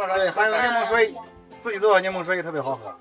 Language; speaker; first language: Chinese; native; Chinese